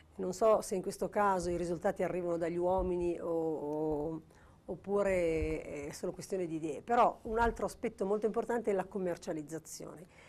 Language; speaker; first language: Italian; native; Italian